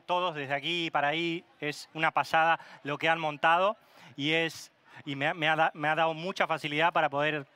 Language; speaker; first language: Spanish; non-native, local second language; Catalan